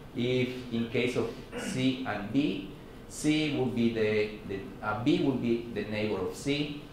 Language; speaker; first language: English; non-native, fluent; Spanish